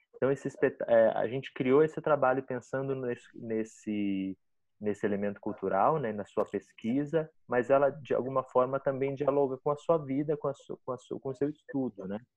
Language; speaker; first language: Portuguese; native; Portuguese